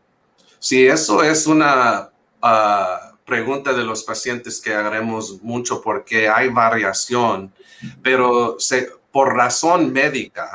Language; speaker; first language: Spanish; early bilingual, heritage; English